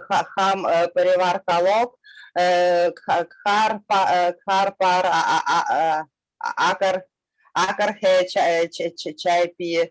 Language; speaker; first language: Hindi; non-native, learner; Russian